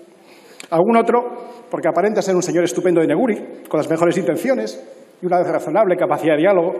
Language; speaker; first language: Spanish; native; Spanish